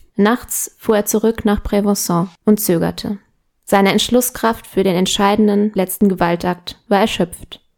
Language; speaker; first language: German; non-native, fluent; Spanish